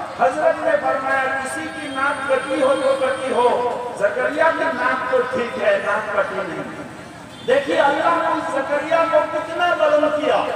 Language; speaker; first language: Urdu; non-native, local second language; Bangla